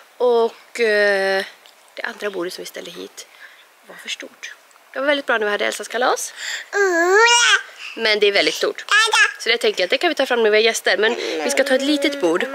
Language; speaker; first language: Swedish; native; Swedish